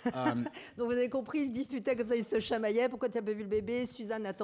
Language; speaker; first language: French; native; French